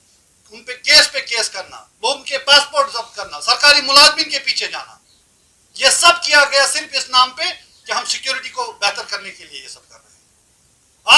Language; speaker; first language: Hindi; non-native, local second language; Kashmiri